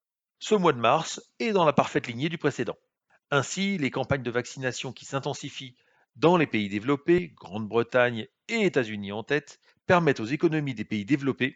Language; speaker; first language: French; native; French